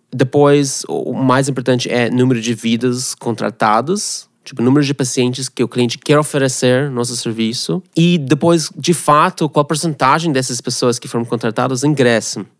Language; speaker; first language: Portuguese; non-native, fluent; Russian